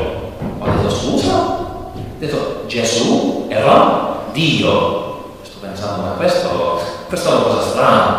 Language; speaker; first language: Italian; non-native, learner; English